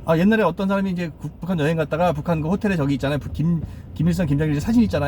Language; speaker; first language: Korean; native; Korean